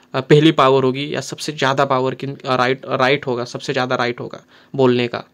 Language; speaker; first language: Hindi; non-native, local second language; Marathi